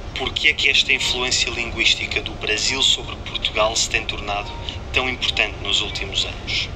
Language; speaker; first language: Portuguese; native; Portuguese